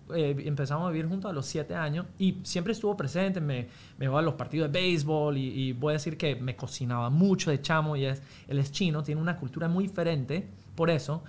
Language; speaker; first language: Spanish; non-native, fluent; English